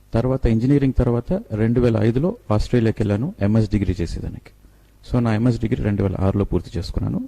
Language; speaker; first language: Telugu; native; Telugu